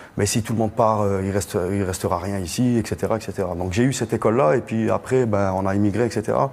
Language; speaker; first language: French; non-native, local second language; Arabic